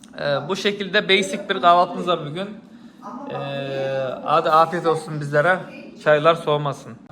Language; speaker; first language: Turkish; native; Turkish